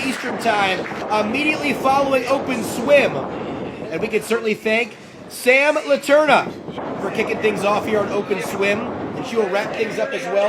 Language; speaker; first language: English; native; English